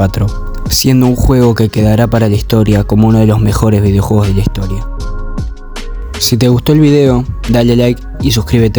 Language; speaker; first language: Spanish; native; Spanish